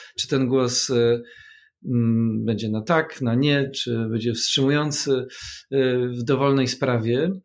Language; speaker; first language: Polish; native; Polish